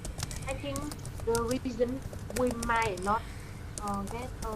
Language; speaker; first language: English; non-native, learner; Vietnamese